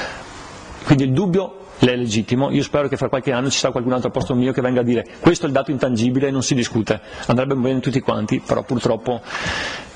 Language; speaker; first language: Italian; native; Italian